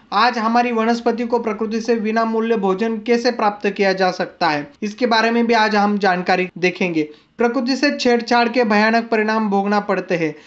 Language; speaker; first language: Hindi; non-native, local second language; Marathi